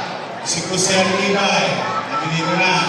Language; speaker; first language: Filipino; native; Filipino